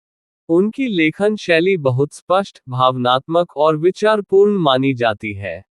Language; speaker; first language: Hindi; native; Hindi